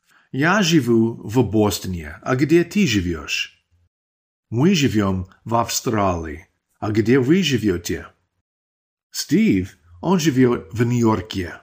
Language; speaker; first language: Russian; non-native, fluent; English